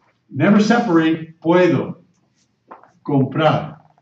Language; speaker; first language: Spanish; non-native, fluent; English